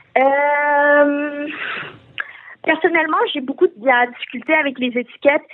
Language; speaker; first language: French; early bilingual, other home language; Tamil